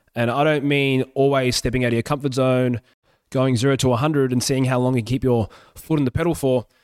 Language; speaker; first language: English; early bilingual, other home language; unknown